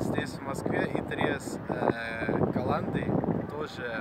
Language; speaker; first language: Russian; non-native, fluent; Dutch